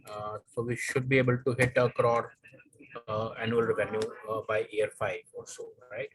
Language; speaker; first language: English; non-native, local second language; Hindi